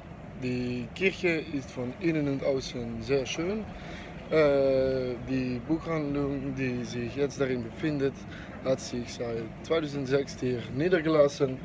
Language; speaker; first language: German; non-native, learner; Dutch